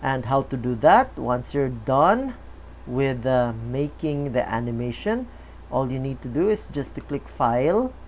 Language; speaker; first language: English; non-native, local second language; Filipino